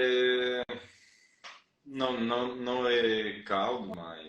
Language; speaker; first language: Portuguese; non-native, fluent; Spanish